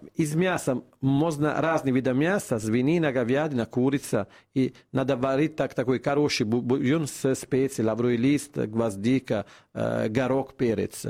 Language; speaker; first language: Russian; non-native, fluent; Italian